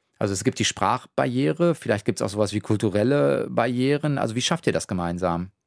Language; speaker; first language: German; native; German